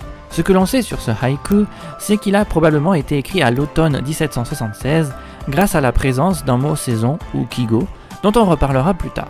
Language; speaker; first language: French; native; French